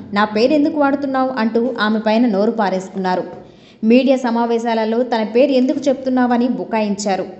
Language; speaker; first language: Telugu; native; Telugu